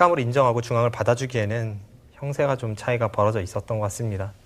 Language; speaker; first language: Korean; native; Korean